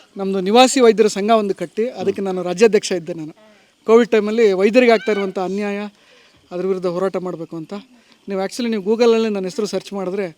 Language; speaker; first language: Kannada; non-native, local second language; Lambadi